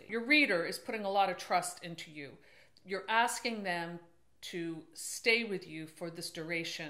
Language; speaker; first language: English; native; English